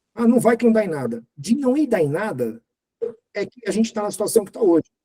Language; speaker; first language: Portuguese; native; Portuguese